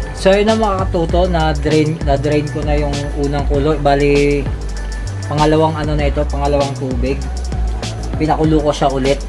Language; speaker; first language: Filipino; non-native, local second language; Hiligaynon